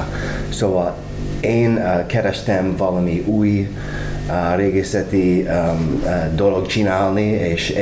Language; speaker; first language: Hungarian; non-native, learner; English